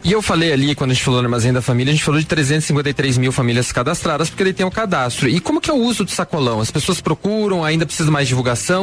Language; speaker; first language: Portuguese; native; Portuguese